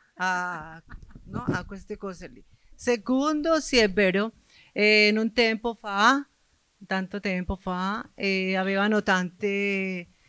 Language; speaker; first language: Italian; non-native, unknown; Spanish